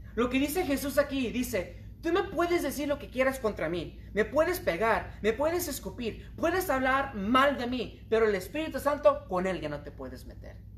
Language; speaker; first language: Spanish; early bilingual, heritage; Spanish